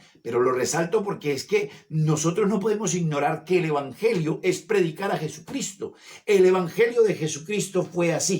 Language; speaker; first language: Spanish; native; Spanish